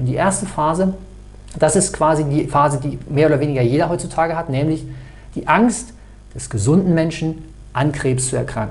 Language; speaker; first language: German; native; German